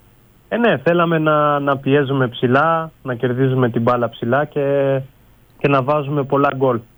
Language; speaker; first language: Greek; non-native, fluent; Bulgarian